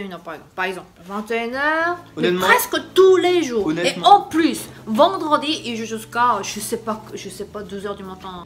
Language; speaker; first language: French; non-native, fluent; Korean